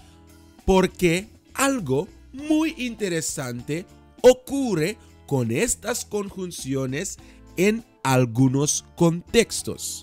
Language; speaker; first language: Spanish; non-native, fluent; Dutch